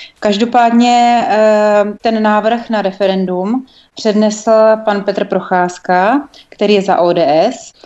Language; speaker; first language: Czech; native; Czech